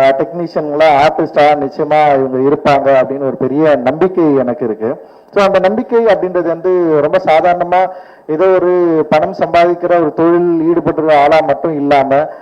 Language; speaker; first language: Tamil; native; Tamil